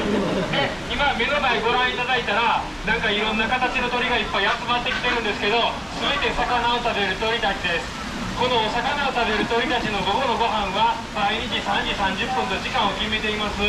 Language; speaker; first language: Japanese; native; Japanese